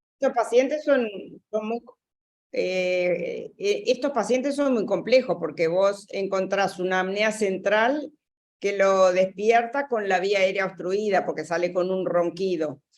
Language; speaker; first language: Spanish; native; Spanish